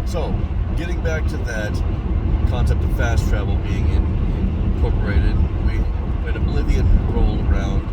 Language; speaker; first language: English; native; English